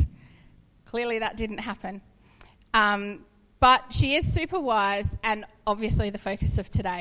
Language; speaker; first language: English; native; English